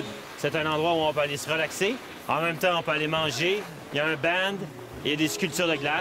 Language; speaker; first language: French; native; French